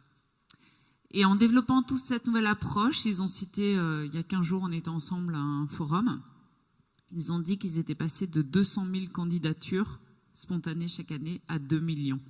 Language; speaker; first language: French; native; French